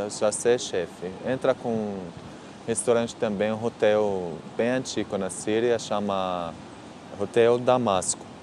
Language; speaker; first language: Portuguese; non-native, learner; Arabic